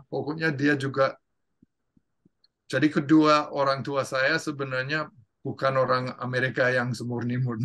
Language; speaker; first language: Indonesian; non-native, fluent; English